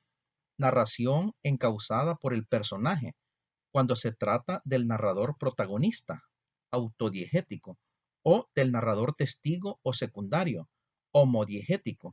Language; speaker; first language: Spanish; native; Spanish